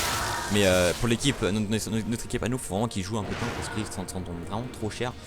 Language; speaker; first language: French; native; French